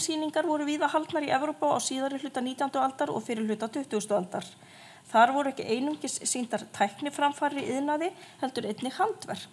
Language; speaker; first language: Icelandic; native; Icelandic